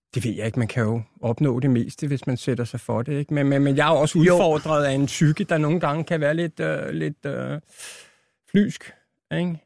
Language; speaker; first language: Danish; native; Danish